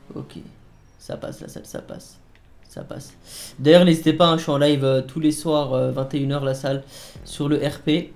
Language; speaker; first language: French; native; French